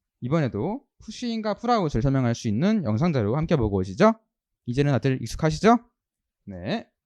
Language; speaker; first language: Korean; native; Korean